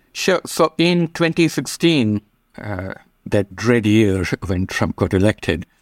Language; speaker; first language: English; non-native, local second language; Gujarati